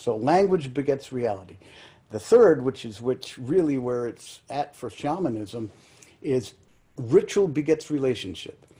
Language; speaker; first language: English; early bilingual, other home language; Spanish